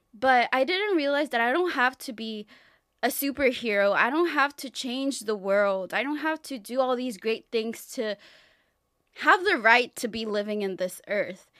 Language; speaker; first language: English; non-native, fluent; Spanish